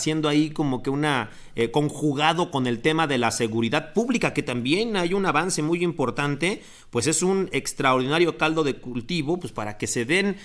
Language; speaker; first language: Spanish; native; Spanish